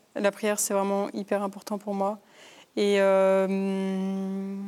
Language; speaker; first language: French; native; French